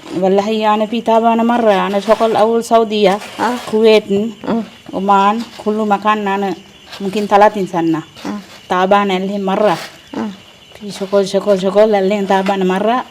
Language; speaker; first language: Arabic; non-native, learner; Sinhala